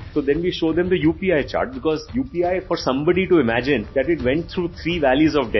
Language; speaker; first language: English; non-native, local second language; Hindi